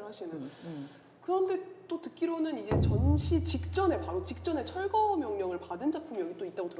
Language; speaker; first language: Korean; native; Korean